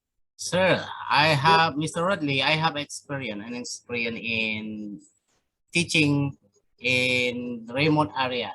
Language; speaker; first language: English; non-native, fluent; Indonesian